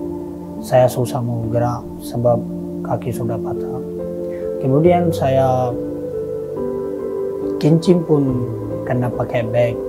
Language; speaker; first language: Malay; non-native, learner; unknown